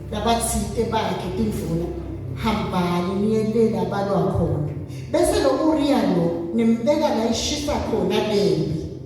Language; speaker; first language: Zulu; non-native, local second language; Swati